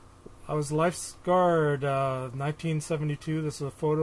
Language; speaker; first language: English; native; English